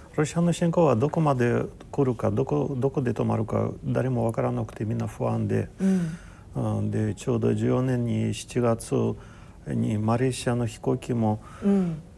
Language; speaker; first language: Japanese; non-native, fluent; Russian